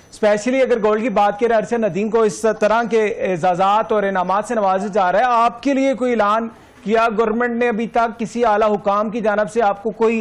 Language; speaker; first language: Urdu; native; Urdu